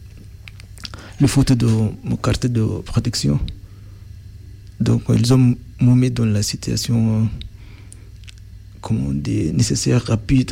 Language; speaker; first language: French; non-native, learner; Arabic